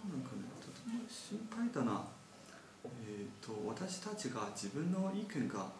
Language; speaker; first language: Japanese; non-native, learner; Chinese